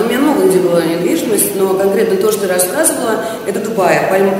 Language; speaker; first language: Russian; native; Russian